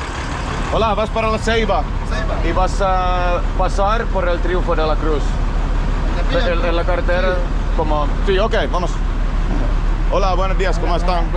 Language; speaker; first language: Spanish; non-native, learner; Finnish